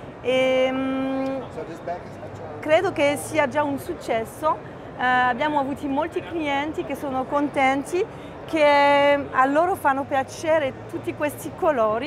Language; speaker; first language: Italian; non-native, fluent; French